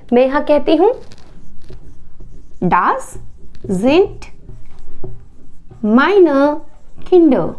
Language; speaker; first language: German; non-native, fluent; Hindi